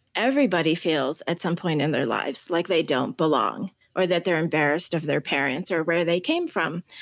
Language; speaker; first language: English; early bilingual, other home language; Chinese